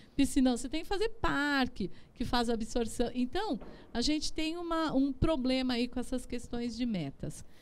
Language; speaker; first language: Portuguese; native; Portuguese